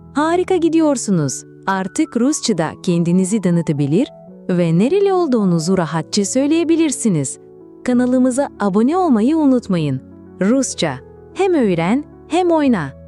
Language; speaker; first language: Turkish; non-native, fluent; Russian